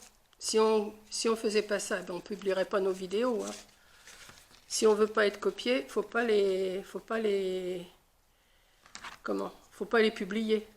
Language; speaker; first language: French; native; French